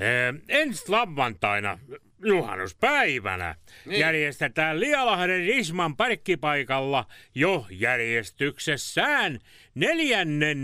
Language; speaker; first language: Finnish; native; Finnish